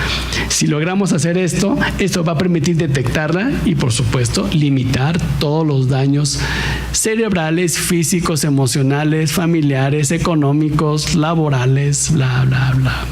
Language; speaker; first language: Spanish; native; Spanish